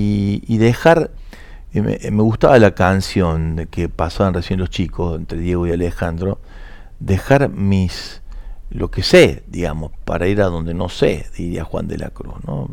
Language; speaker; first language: Spanish; native; Spanish